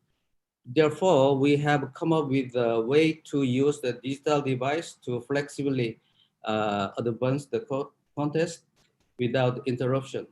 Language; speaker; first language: English; non-native, fluent; Korean